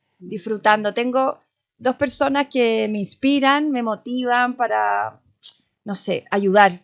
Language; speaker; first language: Spanish; native; Spanish